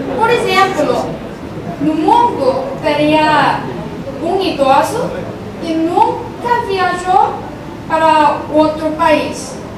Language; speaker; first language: Portuguese; non-native, fluent; Korean